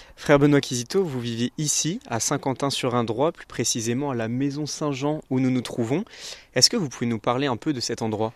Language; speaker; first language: French; native; French